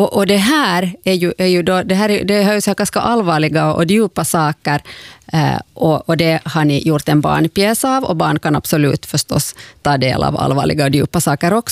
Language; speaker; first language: Swedish; native; Swedish